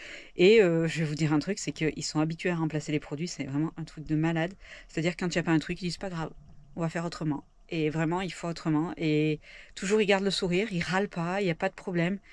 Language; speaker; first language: French; native; French